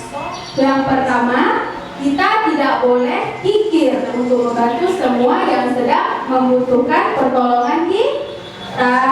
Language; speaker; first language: Indonesian; native; Indonesian